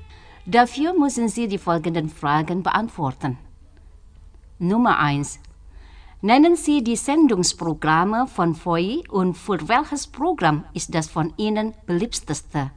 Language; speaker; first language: German; non-native, learner; Indonesian